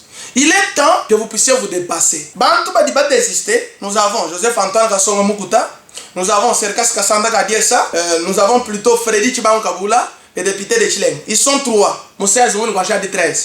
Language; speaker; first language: French; non-native, local second language; Luba-Lulua